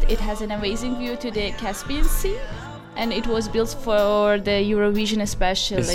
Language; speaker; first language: English; non-native, fluent; Azerbaijani